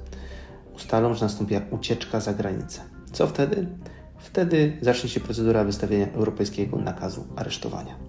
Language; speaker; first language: Polish; native; Polish